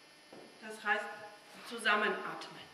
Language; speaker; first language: German; non-native, fluent; English